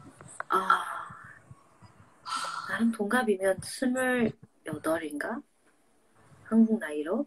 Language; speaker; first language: Korean; non-native, fluent; English